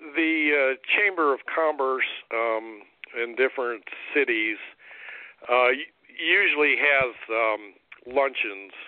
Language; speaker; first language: English; native; English